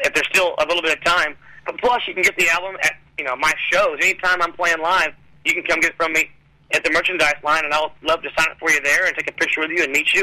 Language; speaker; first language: English; native; English